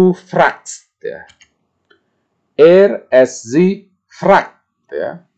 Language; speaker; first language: German; non-native, fluent; Indonesian